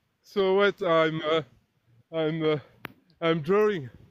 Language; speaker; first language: English; non-native, learner; French